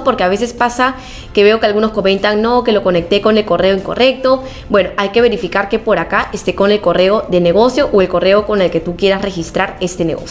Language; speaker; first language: Spanish; native; Spanish